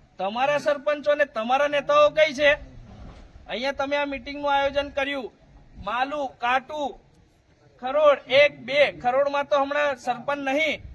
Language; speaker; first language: Gujarati; non-native, local second language; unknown